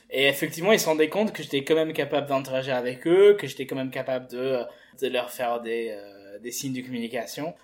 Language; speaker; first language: French; early bilingual, heritage; French